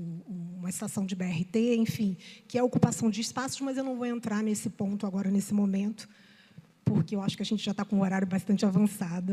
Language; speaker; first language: Portuguese; native; Portuguese